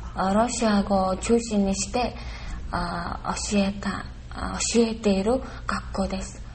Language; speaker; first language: Japanese; non-native, learner; Mongolian